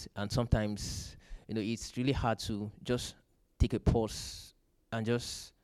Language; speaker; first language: English; non-native, local second language; Yoruba